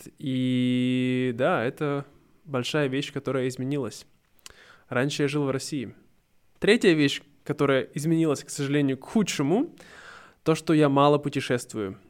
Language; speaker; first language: Russian; native; Russian